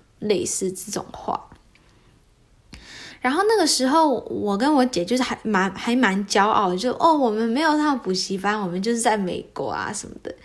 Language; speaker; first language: Chinese; early bilingual, heritage; Chinese